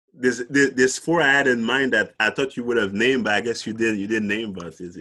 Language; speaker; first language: English; non-native, fluent; French